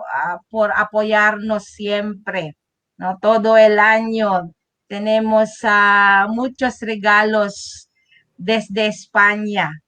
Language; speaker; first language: Spanish; non-native, fluent; Filipino